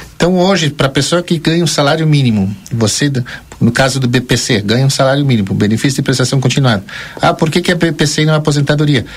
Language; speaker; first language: Portuguese; early bilingual, other home language; Spanish